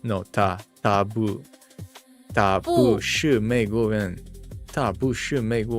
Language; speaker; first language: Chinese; non-native, learner; English